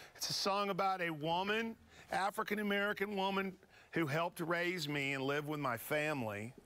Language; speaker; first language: English; native; English